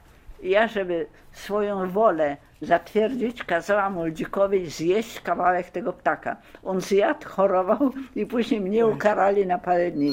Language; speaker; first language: Polish; early bilingual, heritage; Polish